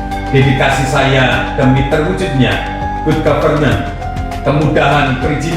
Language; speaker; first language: Indonesian; native; Indonesian